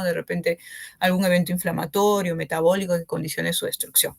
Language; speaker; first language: Spanish; native; Spanish